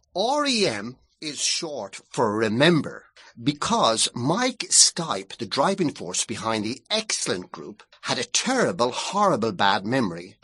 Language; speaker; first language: English; native; English